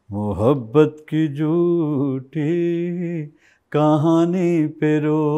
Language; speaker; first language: Hindi; native; Hindi